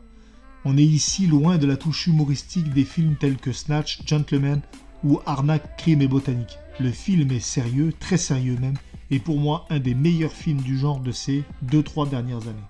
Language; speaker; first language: French; native; French